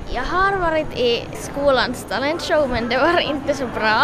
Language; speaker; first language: Swedish; non-native, local second language; Finnish